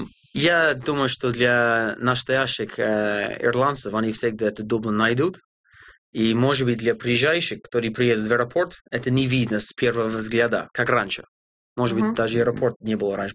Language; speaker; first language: Russian; non-native, fluent; English